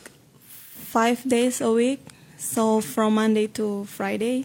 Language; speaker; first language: English; non-native, fluent; Indonesian